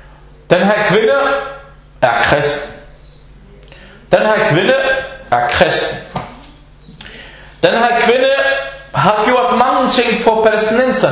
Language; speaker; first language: Danish; non-native, fluent; Arabic